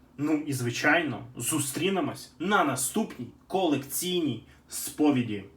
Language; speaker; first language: Ukrainian; native; Ukrainian